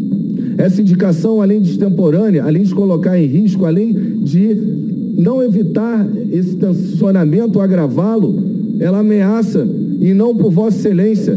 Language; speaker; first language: Portuguese; native; Portuguese